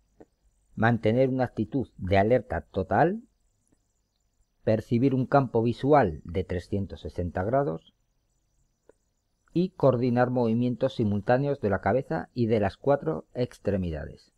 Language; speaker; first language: Spanish; native; Spanish